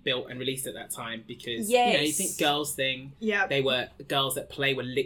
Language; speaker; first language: English; native; English